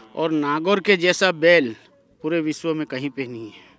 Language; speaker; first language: Hindi; non-native, local second language; Gujarati